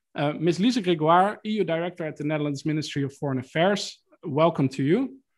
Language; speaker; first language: English; non-native, fluent; Dutch